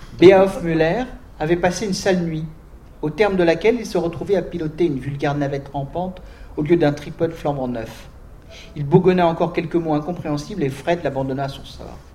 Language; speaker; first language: French; native; French